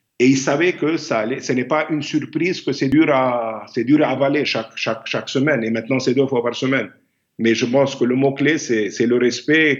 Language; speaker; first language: French; non-native, fluent; Arabic